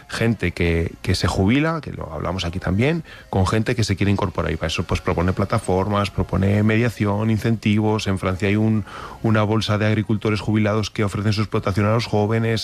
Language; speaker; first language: Spanish; native; Spanish